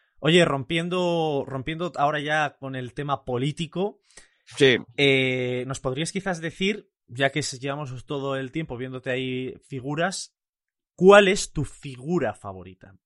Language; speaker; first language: Spanish; native; Spanish